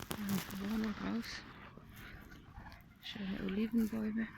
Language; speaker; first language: German; non-native, fluent; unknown